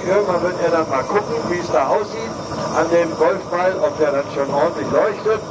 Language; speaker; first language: German; native; German